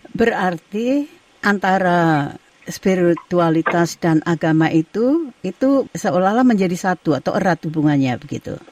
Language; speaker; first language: Indonesian; native; Indonesian